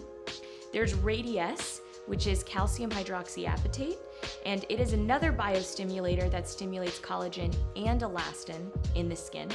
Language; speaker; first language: English; native; English